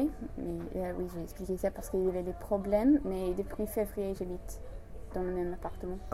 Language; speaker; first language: French; non-native, fluent; English